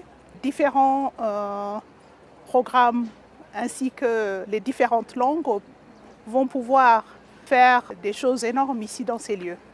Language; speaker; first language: French; non-native, fluent; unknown